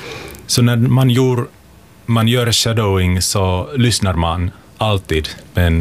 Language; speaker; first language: Swedish; non-native, local second language; Finnish